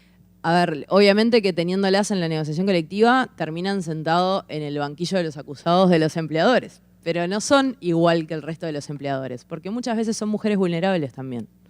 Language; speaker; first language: Spanish; native; Spanish